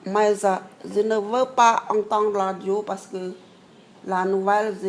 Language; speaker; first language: French; non-native, learner; Khmer